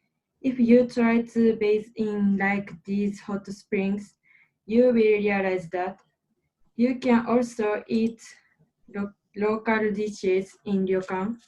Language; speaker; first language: English; non-native, learner; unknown